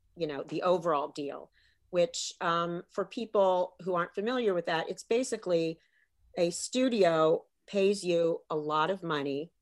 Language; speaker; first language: English; native; English